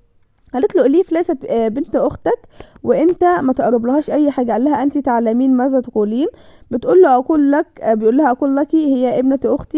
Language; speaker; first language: Arabic; native; Arabic